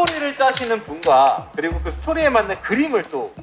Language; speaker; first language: Korean; native; Korean